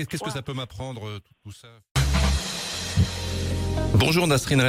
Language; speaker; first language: French; native; French